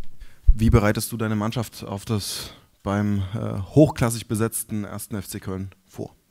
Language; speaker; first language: German; native; German